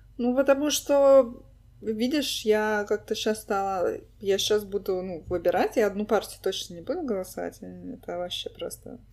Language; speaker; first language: Russian; native; Russian